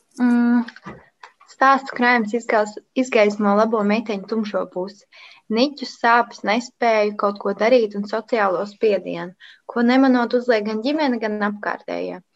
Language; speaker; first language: Latvian; native; Latvian